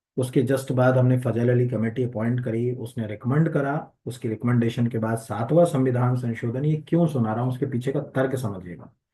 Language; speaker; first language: Hindi; native; Hindi